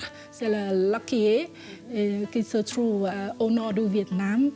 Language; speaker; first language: French; non-native, fluent; Vietnamese